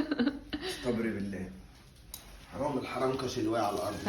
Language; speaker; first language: Arabic; native; Arabic